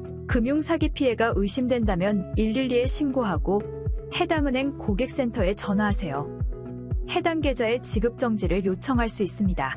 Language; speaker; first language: Korean; native; Korean